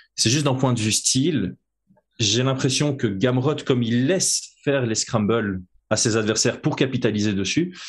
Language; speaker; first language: French; native; French